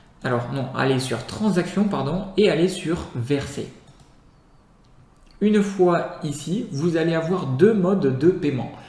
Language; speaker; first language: French; native; French